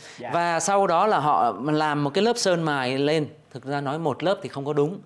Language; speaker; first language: Vietnamese; native; Vietnamese